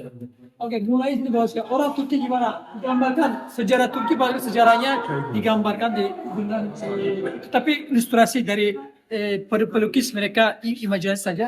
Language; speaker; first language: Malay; non-native, fluent; Turkish